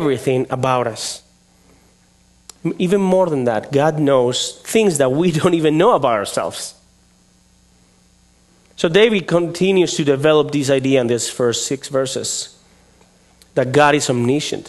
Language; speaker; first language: English; non-native, fluent; Spanish